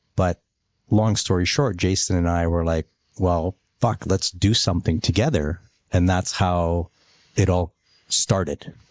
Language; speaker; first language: English; early bilingual, other home language; Polish